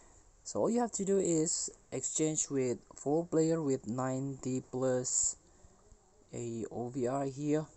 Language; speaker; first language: English; non-native, learner; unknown